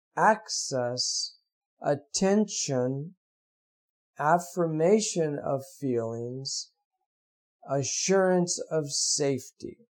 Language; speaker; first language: English; native; English